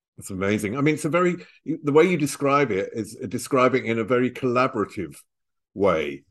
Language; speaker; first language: English; native; English